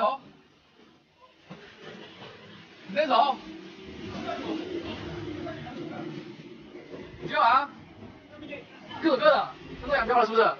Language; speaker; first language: Chinese; native; Chinese